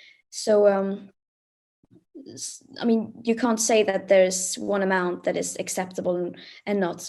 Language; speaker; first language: English; non-native, fluent; Swedish